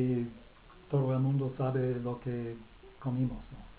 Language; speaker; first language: Spanish; non-native, fluent; English